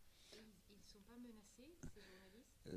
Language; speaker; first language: French; non-native, fluent; Italian